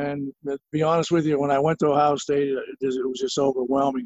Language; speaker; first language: English; native; English